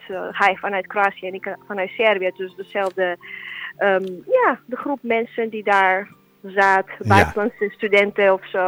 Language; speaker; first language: Dutch; non-native, fluent; Serbian